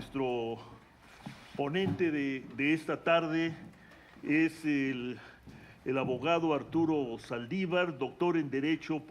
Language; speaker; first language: Spanish; native; Spanish